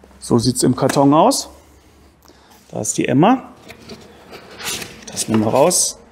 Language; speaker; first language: German; native; German